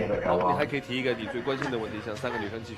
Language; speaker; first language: Chinese; native; Chinese